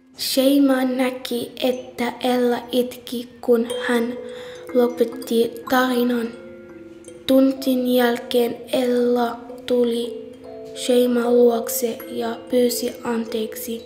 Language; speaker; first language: Finnish; non-native, learner; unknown